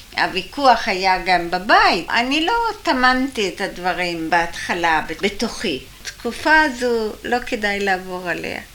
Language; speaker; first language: Hebrew; native; Hebrew